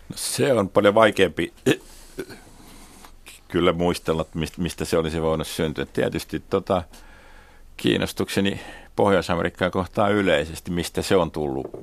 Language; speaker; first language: Finnish; native; Finnish